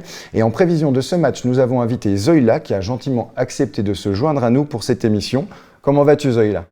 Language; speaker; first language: French; native; French